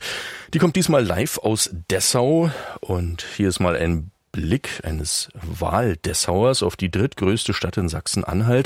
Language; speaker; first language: German; native; German